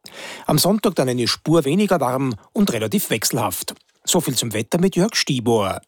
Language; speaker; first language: German; native; German